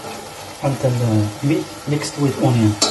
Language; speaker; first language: English; non-native, learner; Arabic